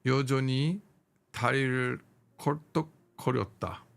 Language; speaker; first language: Korean; non-native, learner; English